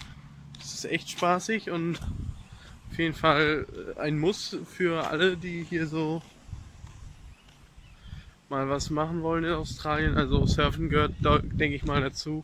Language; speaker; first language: German; native; German